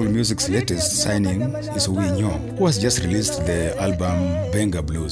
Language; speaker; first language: English; non-native, local second language; Luo (Kenya and Tanzania)